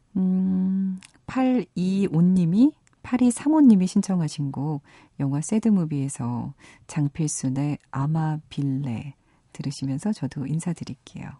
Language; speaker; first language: Korean; native; Korean